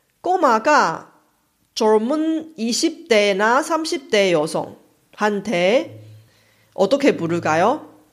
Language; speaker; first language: Korean; non-native, fluent; Chinese